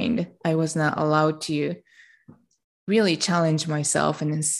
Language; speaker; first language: English; non-native, fluent; Japanese